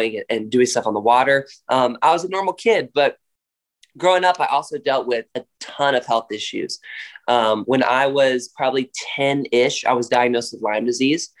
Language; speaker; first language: English; native; English